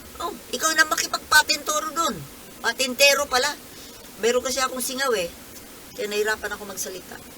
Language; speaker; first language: Filipino; non-native, local second language; Bikol